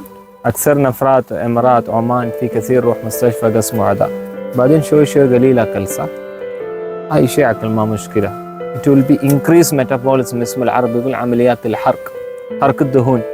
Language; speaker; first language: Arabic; non-native, learner; Malayalam